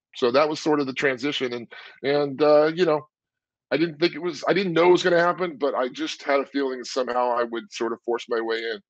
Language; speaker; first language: English; native; English